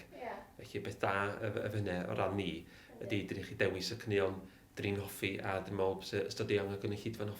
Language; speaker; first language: Welsh; native; Welsh